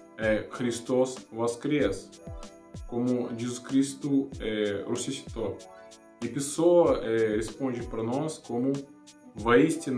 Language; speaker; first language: Portuguese; non-native, learner; Russian